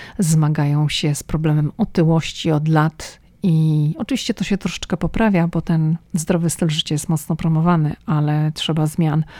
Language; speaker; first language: Polish; native; Polish